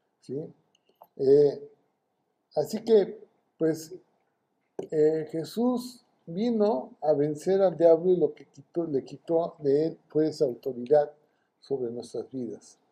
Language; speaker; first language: Spanish; native; Spanish